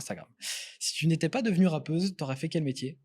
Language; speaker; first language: French; native; French